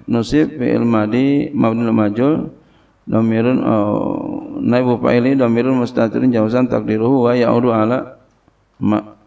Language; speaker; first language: Arabic; non-native, fluent; Indonesian